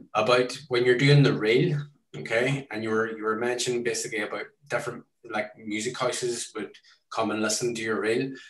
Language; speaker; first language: English; native; English